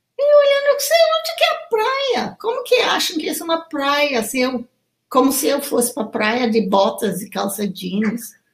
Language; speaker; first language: Portuguese; non-native, fluent; English